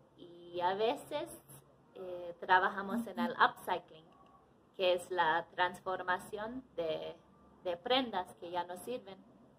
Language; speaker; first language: Spanish; non-native, fluent; English